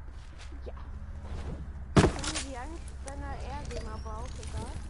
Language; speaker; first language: German; native; German